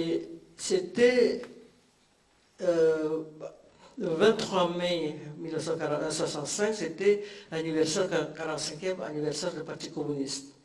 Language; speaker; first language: French; non-native, fluent; Indonesian